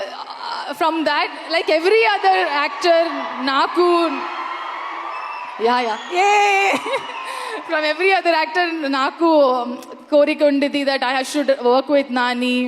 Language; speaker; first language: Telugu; non-native, learner; Kannada